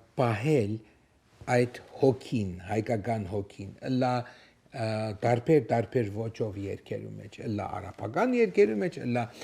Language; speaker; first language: Armenian; early bilingual, heritage; Armenian